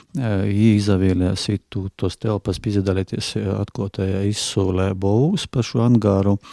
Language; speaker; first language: Latvian; non-native, local second language; Russian